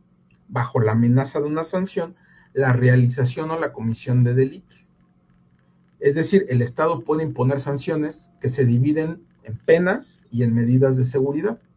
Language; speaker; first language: Spanish; native; Spanish